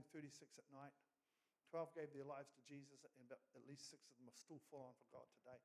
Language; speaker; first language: English; native; English